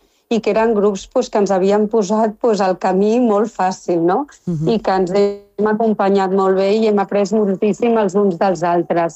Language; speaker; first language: Catalan; non-native, local second language; Spanish